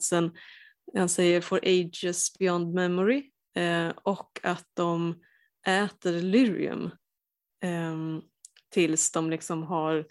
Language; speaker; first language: Swedish; native; Swedish